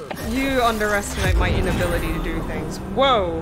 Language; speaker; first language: English; native; English